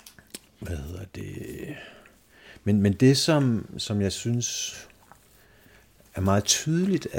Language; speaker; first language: Danish; native; Danish